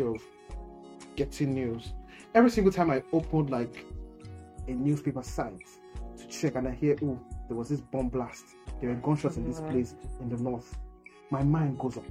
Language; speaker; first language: English; non-native, local second language; Yoruba